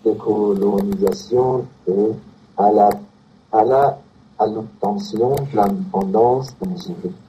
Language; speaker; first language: French; non-native, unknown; Persian